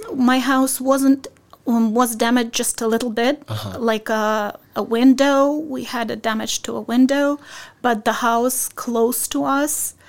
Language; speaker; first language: English; non-native, fluent; Ukrainian